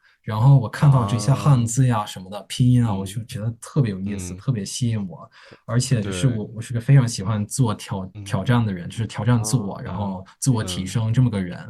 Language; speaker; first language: Chinese; non-native, fluent; English